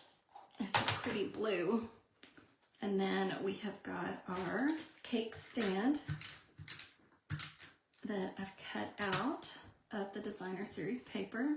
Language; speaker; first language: English; native; English